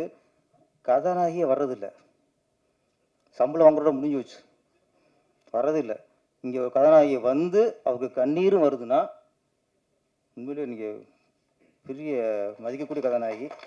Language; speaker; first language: Tamil; native; Tamil